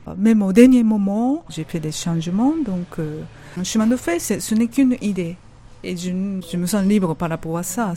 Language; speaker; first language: French; non-native, fluent; Japanese